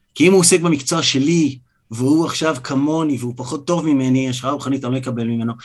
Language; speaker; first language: Hebrew; native; Hebrew